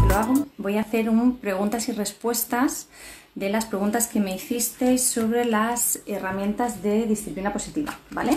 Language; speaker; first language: Spanish; native; Spanish